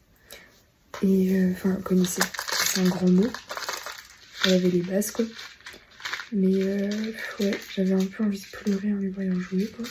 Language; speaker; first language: French; native; French